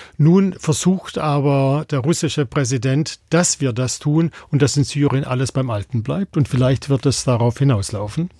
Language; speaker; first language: German; native; German